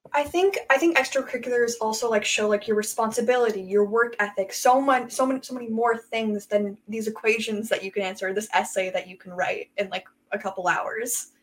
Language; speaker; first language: English; native; English